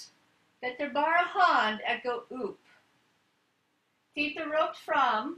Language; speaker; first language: Swedish; non-native, learner; English